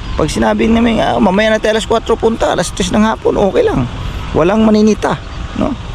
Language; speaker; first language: Filipino; non-native, local second language; Cebuano